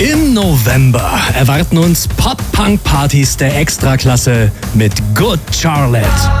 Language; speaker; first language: German; native; German